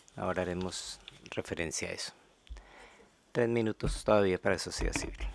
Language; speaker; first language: Spanish; native; Spanish